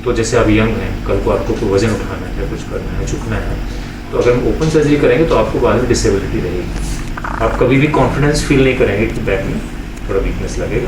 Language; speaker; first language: Hindi; native; Hindi